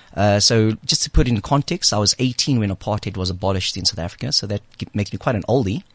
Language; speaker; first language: English; native; English